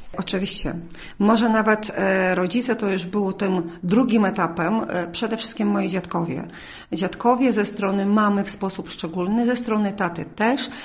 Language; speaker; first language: Polish; early bilingual, heritage; Polish